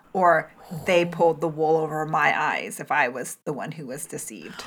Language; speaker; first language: English; early bilingual, other home language; Japanese